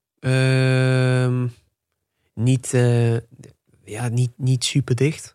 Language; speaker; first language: Dutch; native; Dutch